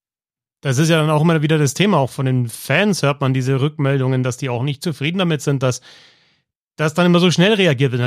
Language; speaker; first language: German; native; German